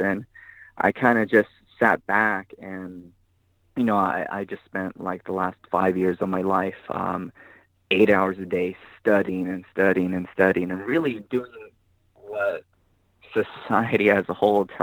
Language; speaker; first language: English; native; English